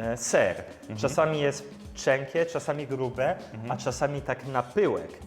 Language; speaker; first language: Polish; early bilingual, heritage; Italian